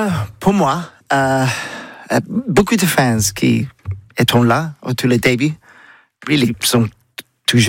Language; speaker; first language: French; non-native, learner; English